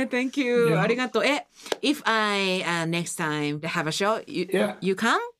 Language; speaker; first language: English; non-native, learner; Japanese